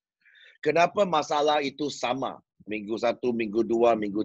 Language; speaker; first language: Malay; non-native, local second language; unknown